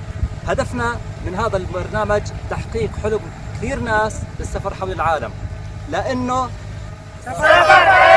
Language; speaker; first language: Arabic; native; Arabic